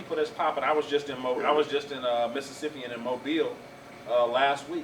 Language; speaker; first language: English; native; English